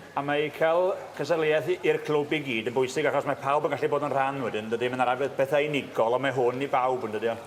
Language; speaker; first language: Welsh; native; Welsh